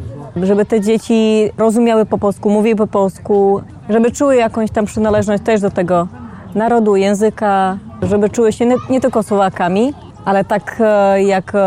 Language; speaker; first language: Polish; early bilingual, heritage; Polish